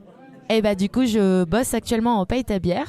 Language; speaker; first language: French; non-native, fluent; Spanish